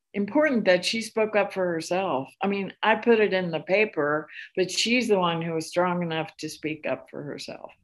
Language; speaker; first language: English; native; English